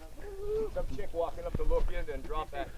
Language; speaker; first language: English; native; English